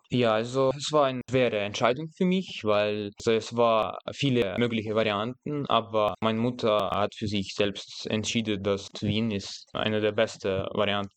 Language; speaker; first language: German; non-native, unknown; Russian